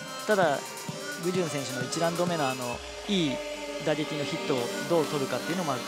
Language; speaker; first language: Japanese; native; Japanese